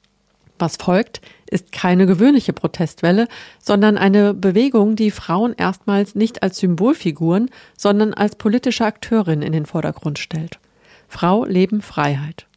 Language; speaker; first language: German; native; German